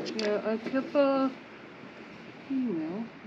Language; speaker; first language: Dutch; non-native, learner; Japanese